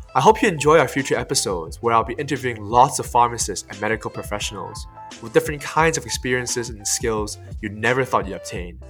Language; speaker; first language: English; non-native, local second language; Cantonese